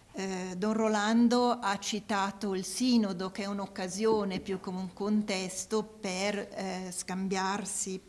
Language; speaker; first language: Italian; native; Italian